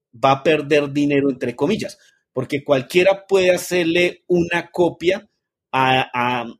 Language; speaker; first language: Spanish; native; Spanish